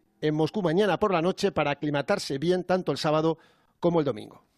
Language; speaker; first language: Spanish; native; Spanish